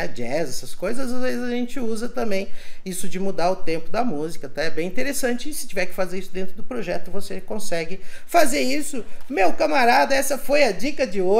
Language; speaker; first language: Portuguese; native; Portuguese